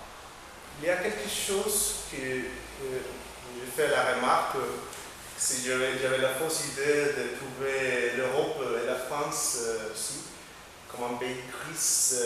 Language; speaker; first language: French; non-native, fluent; Spanish